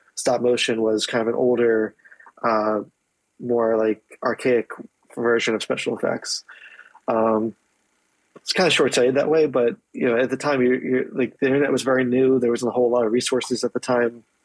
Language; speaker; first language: English; native; English